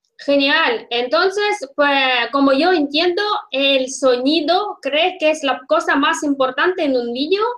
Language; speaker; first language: Spanish; non-native, fluent; Russian